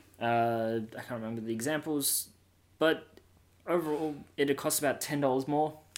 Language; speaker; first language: English; native; English